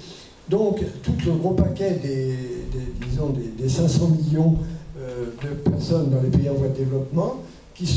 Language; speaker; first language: French; native; French